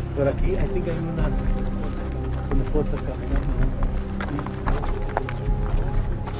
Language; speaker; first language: Spanish; early bilingual, heritage; Spanish